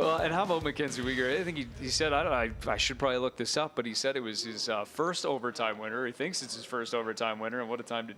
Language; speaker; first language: English; native; English